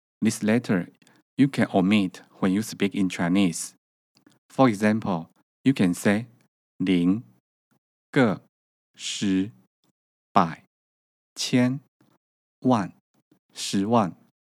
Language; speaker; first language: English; non-native, learner; Chinese